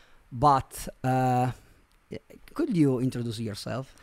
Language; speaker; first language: English; non-native, fluent; Italian